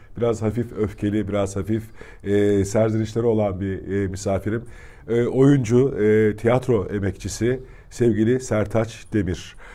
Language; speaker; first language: Turkish; native; Turkish